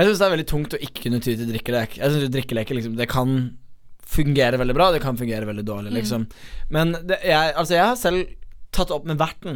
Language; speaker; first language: Norwegian; native; Norwegian